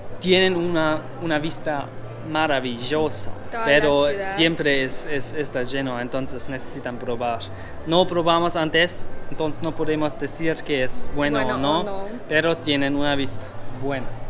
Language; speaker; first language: Spanish; non-native, fluent; German